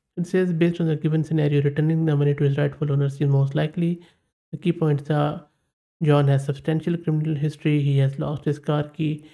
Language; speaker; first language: English; non-native, local second language; Urdu